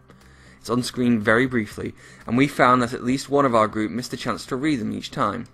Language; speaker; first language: English; native; English